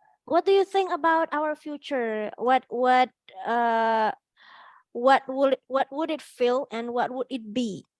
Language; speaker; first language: English; non-native, fluent; Indonesian